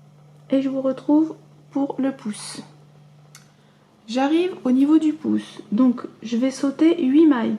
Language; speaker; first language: French; native; French